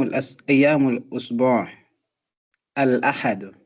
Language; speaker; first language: Arabic; non-native, learner; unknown